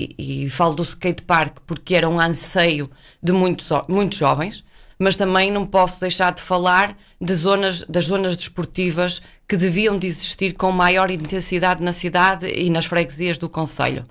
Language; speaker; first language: Portuguese; native; Portuguese